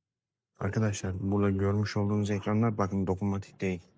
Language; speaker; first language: Turkish; native; Turkish